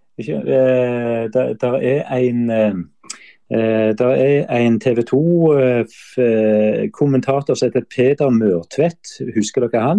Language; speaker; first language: Norwegian; native; Norwegian